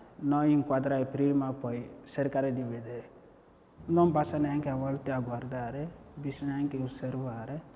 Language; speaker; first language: Italian; non-native, fluent; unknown